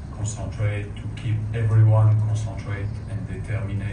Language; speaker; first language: English; non-native, fluent; French